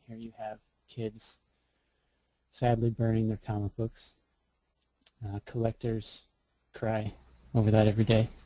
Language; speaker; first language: English; native; English